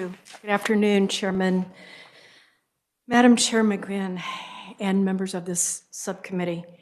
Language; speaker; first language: English; native; English